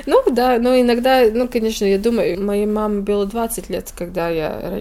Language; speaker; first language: Russian; non-native, local second language; Latvian